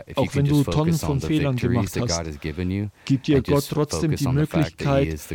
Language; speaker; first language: German; non-native, fluent; English